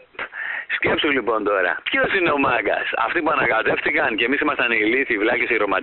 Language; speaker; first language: Greek; native; Greek